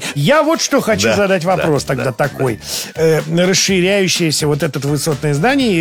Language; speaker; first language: Russian; native; Russian